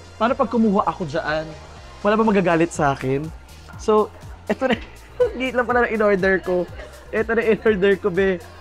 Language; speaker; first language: Filipino; native; Filipino